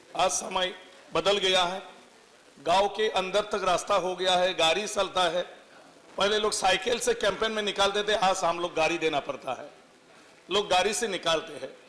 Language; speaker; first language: Hindi; non-native, local second language; Bodo